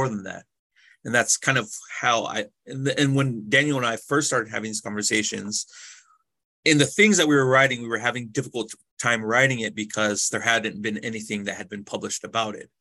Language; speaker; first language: English; native; English